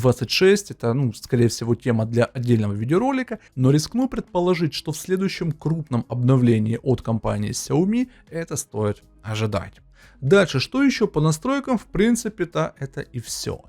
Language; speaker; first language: Russian; native; Russian